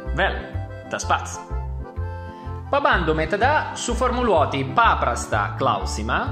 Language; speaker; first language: Lithuanian; non-native, fluent; Italian